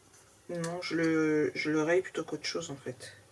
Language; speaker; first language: French; native; French